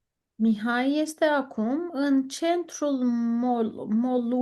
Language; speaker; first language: Romanian; non-native, learner; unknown